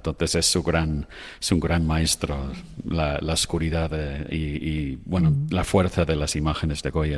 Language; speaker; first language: Spanish; non-native, fluent; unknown